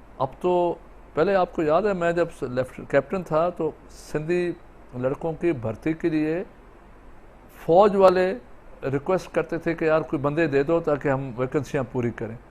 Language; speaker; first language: Urdu; non-native, local second language; Sindhi